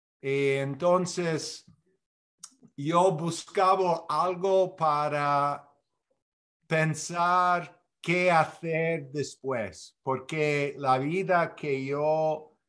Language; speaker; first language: Spanish; non-native, fluent; English